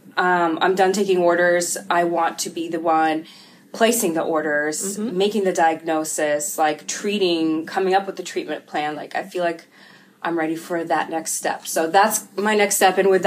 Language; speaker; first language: English; early bilingual, other home language; Russian